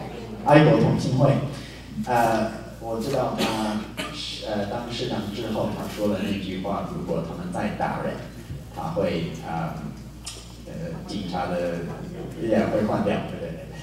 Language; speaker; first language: Chinese; non-native, fluent; English